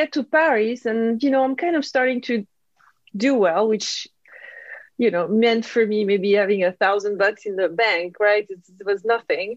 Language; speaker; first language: English; non-native, fluent; French